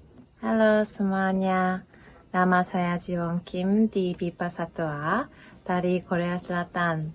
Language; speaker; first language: Indonesian; non-native, learner; Korean